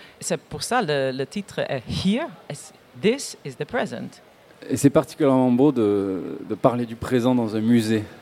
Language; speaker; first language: French; non-native, fluent; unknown